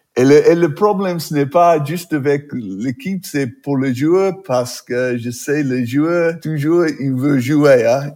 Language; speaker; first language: French; non-native, learner; English